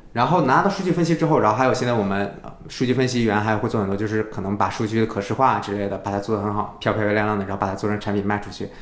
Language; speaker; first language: Chinese; native; Chinese